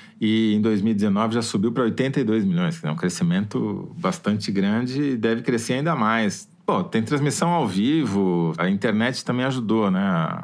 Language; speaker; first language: Portuguese; native; Portuguese